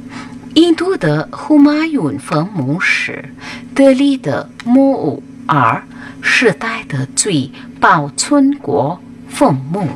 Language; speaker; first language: Chinese; non-native, learner; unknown